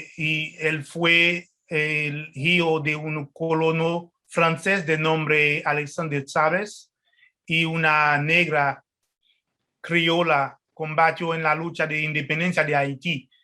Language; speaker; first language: Spanish; non-native, fluent; French